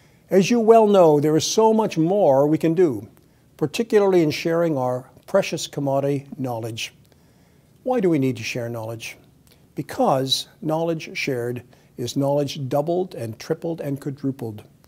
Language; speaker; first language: English; native; English